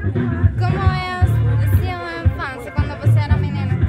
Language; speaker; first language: Portuguese; non-native, learner; Spanish